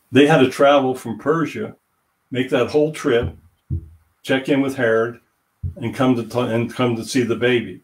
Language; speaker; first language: English; native; English